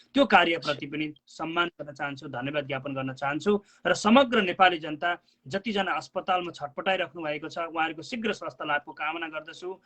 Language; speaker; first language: Nepali; native; Nepali